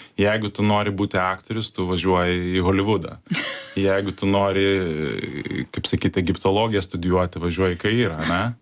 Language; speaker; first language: Lithuanian; native; Lithuanian